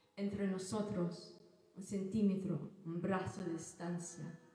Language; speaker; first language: Spanish; non-native, fluent; English